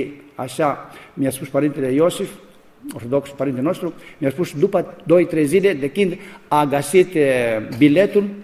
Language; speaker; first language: Romanian; non-native, learner; Greek